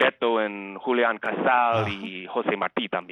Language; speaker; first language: Spanish; early bilingual, heritage; Spanish